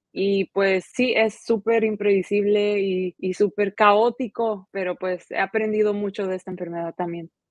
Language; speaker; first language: Spanish; early bilingual, heritage; Spanish